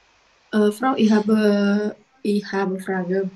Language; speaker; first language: German; non-native, learner; Indonesian